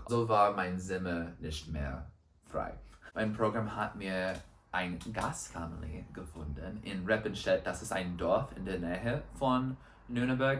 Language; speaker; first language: German; non-native, learner; English